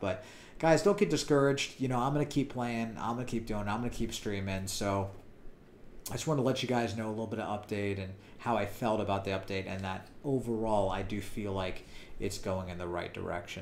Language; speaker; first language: English; native; English